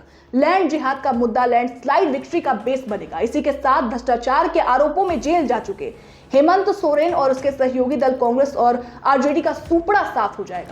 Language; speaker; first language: Hindi; native; Hindi